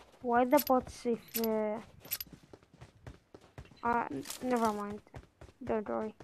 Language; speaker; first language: English; non-native, learner; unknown